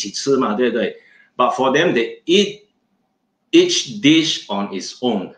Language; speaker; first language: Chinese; native; Chinese